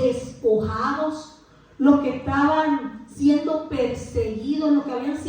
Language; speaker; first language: Spanish; native; Spanish